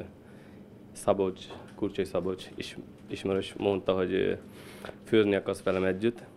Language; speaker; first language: Hungarian; non-native, learner; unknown